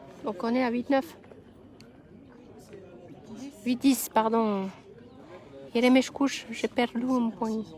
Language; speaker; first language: French; native; French